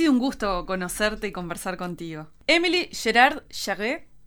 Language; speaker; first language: Spanish; native; Spanish